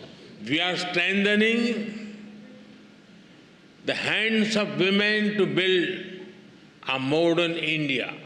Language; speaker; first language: English; non-native, local second language; Hindi